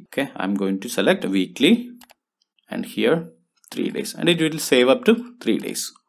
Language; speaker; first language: English; non-native, local second language; Malayalam